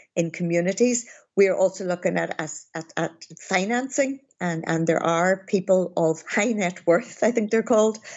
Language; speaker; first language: English; native; English